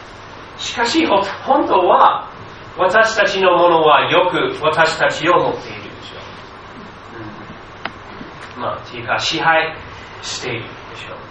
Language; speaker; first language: Japanese; non-native, fluent; English